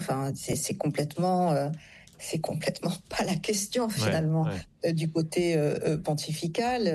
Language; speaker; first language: French; native; French